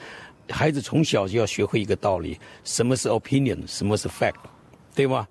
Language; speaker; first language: Chinese; native; Chinese